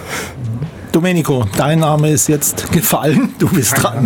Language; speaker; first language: German; native; German